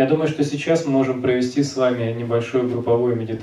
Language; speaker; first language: Russian; native; Russian